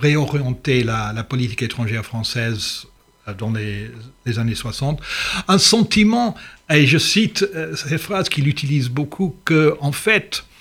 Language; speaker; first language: French; non-native, fluent; English